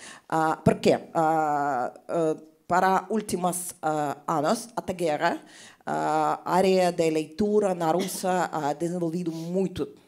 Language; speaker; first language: Portuguese; non-native, learner; Russian